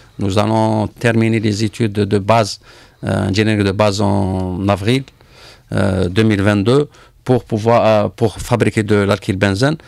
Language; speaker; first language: French; non-native, local second language; Arabic